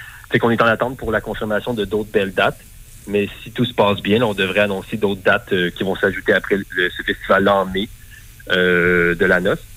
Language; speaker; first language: French; native; French